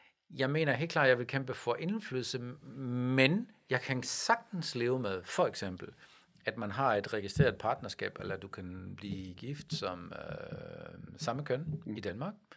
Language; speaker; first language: Danish; non-native, fluent; German